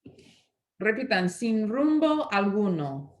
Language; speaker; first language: Spanish; non-native, fluent; English